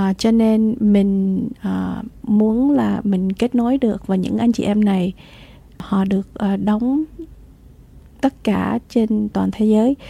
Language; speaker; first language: Vietnamese; early bilingual, heritage; Vietnamese